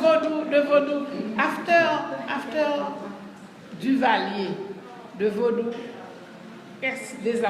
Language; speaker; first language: English; non-native, learner; Haitian Creole